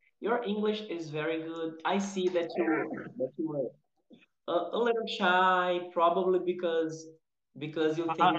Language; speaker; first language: English; non-native, fluent; Portuguese